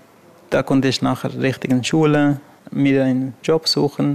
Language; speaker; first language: German; non-native, fluent; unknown